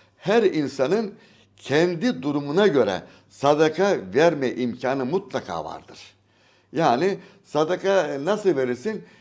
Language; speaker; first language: Turkish; native; Turkish